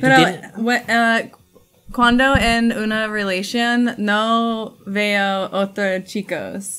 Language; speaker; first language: Spanish; non-native, learner; English